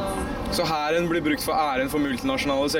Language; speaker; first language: Norwegian; native; Norwegian